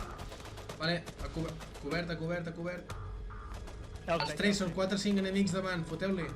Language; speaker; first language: Catalan; native; Catalan